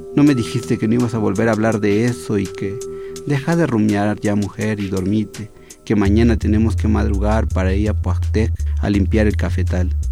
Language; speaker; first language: Spanish; native; Spanish